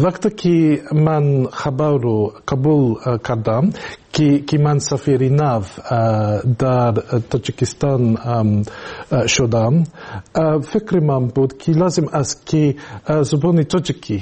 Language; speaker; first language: Persian; non-native, learner; English